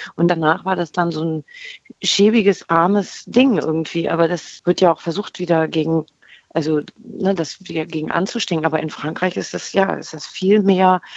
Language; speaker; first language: German; native; German